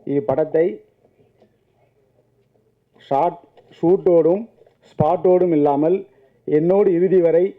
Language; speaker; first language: Tamil; native; Tamil